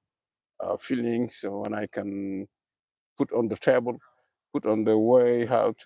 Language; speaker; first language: English; non-native, learner; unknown